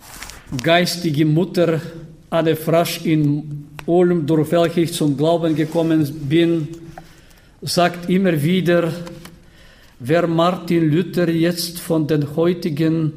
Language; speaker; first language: German; non-native, fluent; Bulgarian